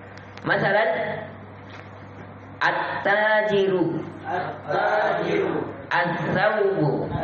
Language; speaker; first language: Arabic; non-native, fluent; Indonesian